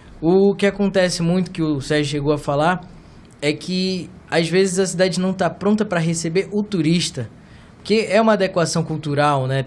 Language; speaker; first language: Portuguese; native; Portuguese